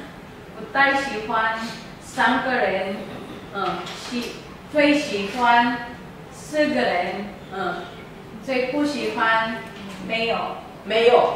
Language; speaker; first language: Chinese; non-native, learner; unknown